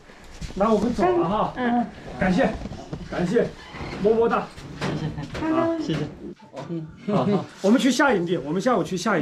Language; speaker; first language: Chinese; native; Chinese